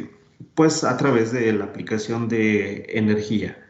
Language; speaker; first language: Spanish; native; Spanish